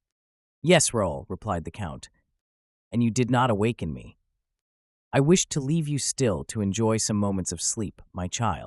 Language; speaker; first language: English; native; English